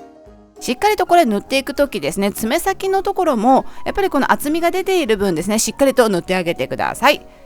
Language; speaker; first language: Japanese; native; Japanese